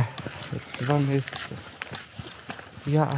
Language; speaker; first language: Russian; non-native, local second language; Azerbaijani